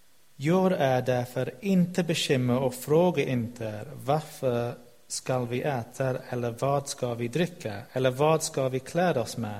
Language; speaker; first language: Swedish; non-native, fluent; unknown